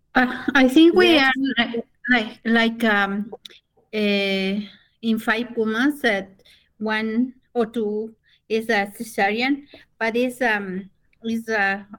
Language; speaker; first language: English; non-native, fluent; Spanish